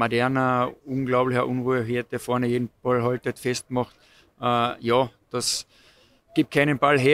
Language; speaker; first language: German; native; German